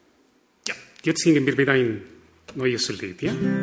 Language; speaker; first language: German; non-native, fluent; Spanish